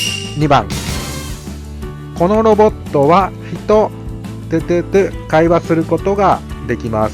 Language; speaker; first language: Japanese; non-native, fluent; Thai